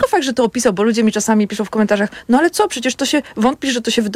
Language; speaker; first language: Polish; native; Polish